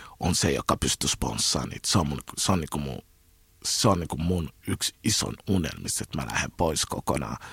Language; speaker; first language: Finnish; early bilingual, other home language; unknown